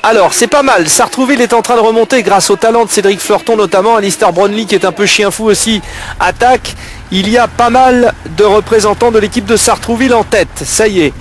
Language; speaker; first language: French; native; French